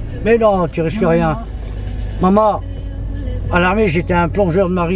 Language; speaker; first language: French; native; French